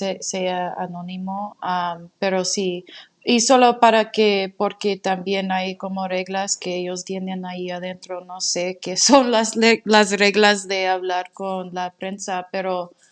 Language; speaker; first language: Spanish; non-native, fluent; English